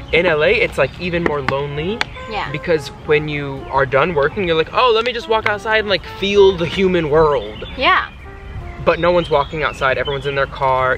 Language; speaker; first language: English; native; English